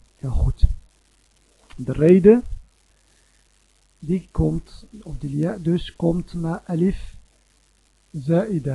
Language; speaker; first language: Dutch; non-native, fluent; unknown